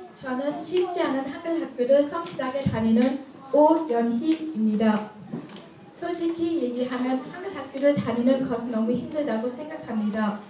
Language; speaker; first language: Korean; early bilingual, heritage; Korean